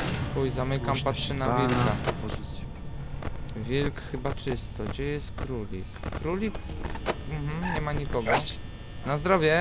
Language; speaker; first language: Polish; native; Polish